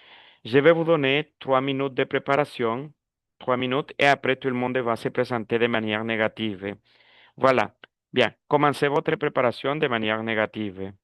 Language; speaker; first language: French; non-native, fluent; Spanish